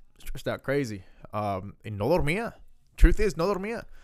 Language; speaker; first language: Spanish; early bilingual, heritage; Spanish